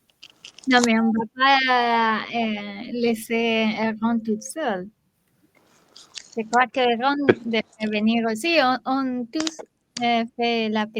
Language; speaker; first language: French; non-native, learner; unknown